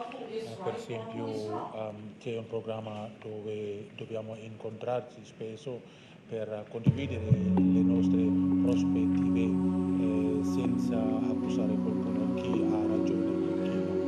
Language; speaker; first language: Italian; non-native, learner; Indonesian